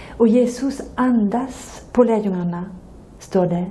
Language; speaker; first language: Swedish; non-native, fluent; French